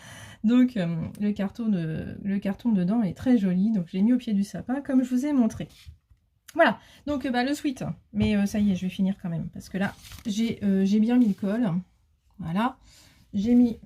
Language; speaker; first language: French; native; French